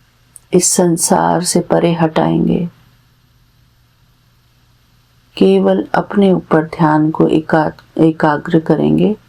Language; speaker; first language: Hindi; native; Hindi